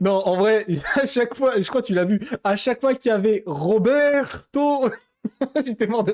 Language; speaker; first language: French; native; French